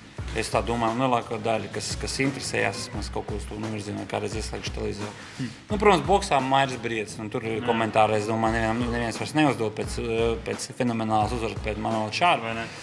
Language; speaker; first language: Latvian; native; Latvian